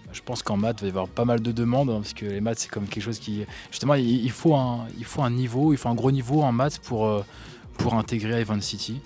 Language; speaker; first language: French; native; French